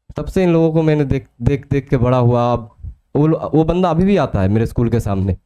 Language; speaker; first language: Hindi; non-native, local second language; Bangla